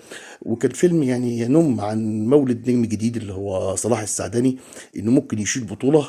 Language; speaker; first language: Arabic; native; Arabic